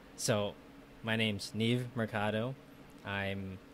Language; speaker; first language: English; early bilingual, other home language; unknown